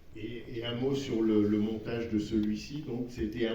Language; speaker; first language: French; native; French